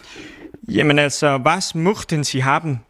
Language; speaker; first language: German; non-native, learner; Danish